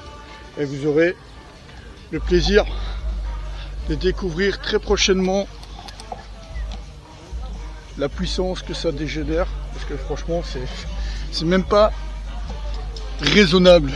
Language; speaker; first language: French; native; French